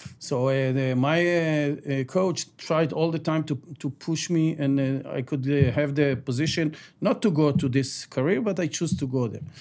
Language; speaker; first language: English; non-native, fluent; Ladino